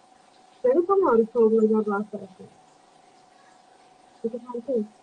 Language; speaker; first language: Indonesian; non-native, learner; Turkish